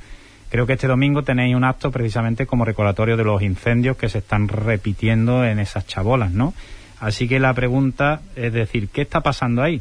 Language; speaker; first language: Spanish; native; Spanish